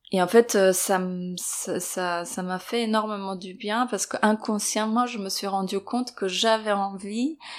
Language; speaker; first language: French; non-native, fluent; Serbian